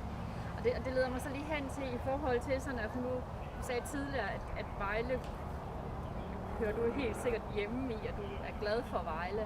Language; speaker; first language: Danish; native; Danish